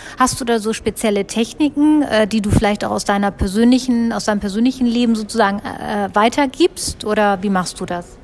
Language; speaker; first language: German; native; German